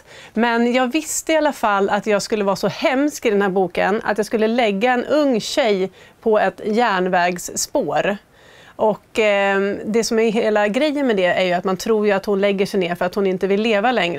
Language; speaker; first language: Swedish; native; Swedish